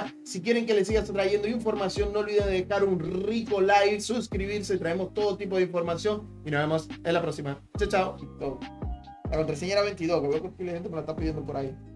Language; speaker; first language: Spanish; native; Spanish